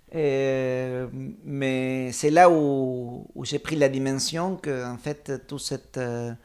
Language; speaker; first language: French; non-native, fluent; Spanish